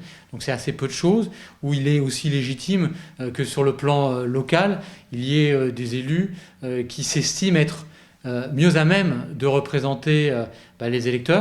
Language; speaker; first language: French; native; French